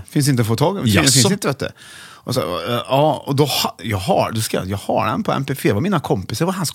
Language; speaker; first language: Swedish; native; Swedish